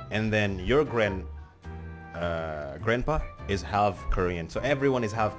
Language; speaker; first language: English; non-native, fluent; Indonesian